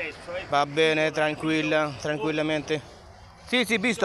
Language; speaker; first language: Italian; non-native, learner; Bangla